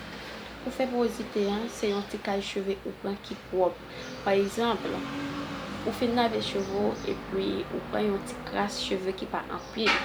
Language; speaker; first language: French; non-native, local second language; Haitian Creole